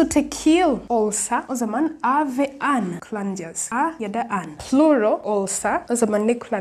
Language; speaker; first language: Turkish; non-native, learner; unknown